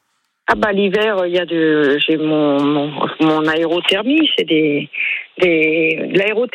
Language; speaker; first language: French; native; French